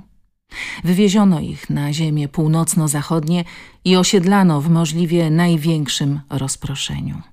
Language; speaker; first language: Polish; native; Polish